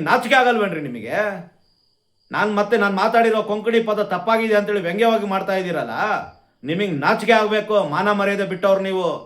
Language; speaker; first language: Kannada; non-native, local second language; Konkani